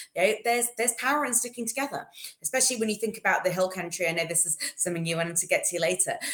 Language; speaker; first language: English; native; English